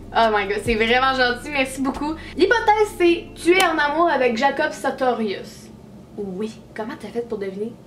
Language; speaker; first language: French; native; French